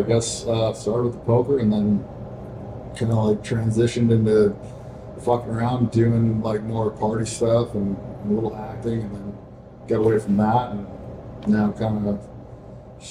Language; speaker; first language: English; native; English